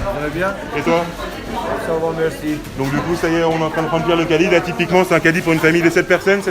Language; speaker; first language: French; native; French